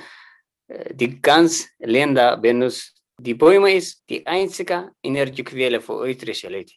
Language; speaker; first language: German; non-native, learner; Tigrinya